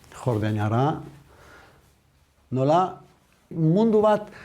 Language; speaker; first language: Basque; non-native, learner; Arabic